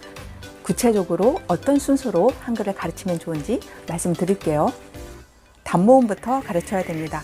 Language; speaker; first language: Korean; native; Korean